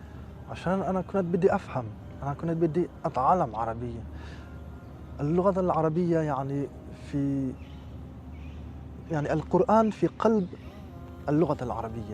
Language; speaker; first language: Arabic; non-native, fluent; French